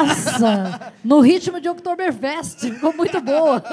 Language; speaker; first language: Portuguese; native; Portuguese